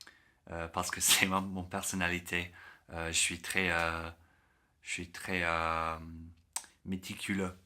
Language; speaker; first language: French; non-native, learner; English